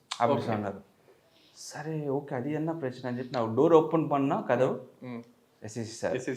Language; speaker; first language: Tamil; non-native, learner; Telugu